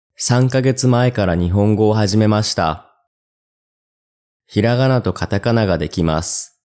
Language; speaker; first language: Japanese; non-native, learner; English